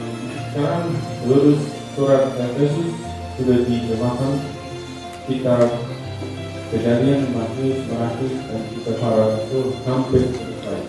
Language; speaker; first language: Indonesian; non-native, learner; English